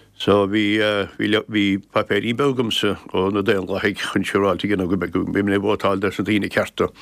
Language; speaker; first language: Irish; native; Irish